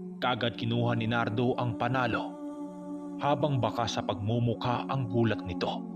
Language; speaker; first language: Filipino; non-native, local second language; Cebuano